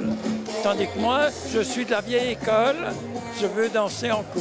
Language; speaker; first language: French; native; French